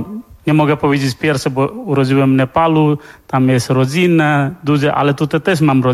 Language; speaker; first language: Polish; non-native, learner; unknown